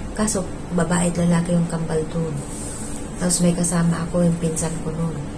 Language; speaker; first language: Filipino; non-native, local second language; Iloko